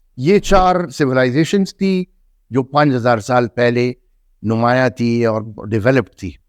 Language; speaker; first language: Urdu; non-native, local second language; Northern Hindko